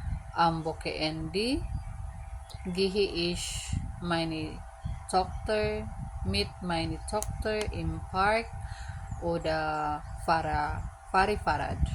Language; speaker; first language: German; non-native, learner; Filipino